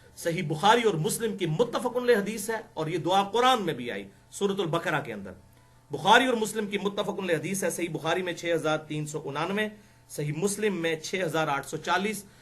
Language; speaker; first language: Urdu; non-native, local second language; Punjabi